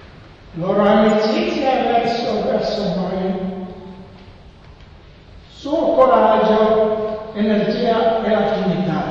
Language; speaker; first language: Italian; non-native, learner; Serbian